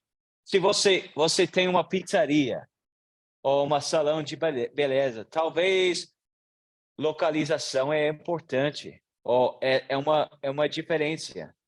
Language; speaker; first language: Portuguese; non-native, learner; English